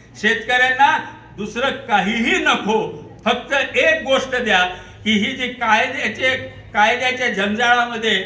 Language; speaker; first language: Marathi; non-native, local second language; Urdu